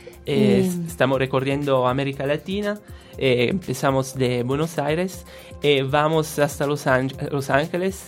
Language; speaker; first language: Spanish; non-native, fluent; Italian